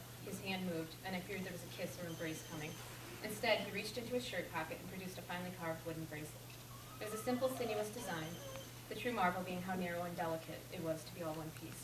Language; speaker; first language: English; native; English